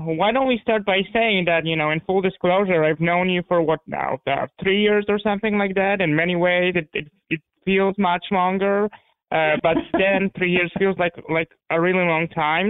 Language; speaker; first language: English; non-native, fluent; Polish